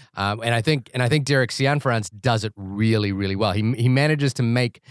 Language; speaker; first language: English; native; English